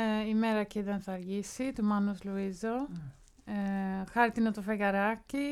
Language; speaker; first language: Greek; non-native, fluent; Swedish